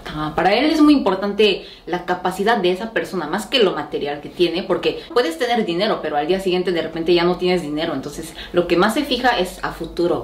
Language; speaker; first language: Spanish; non-native, fluent; Korean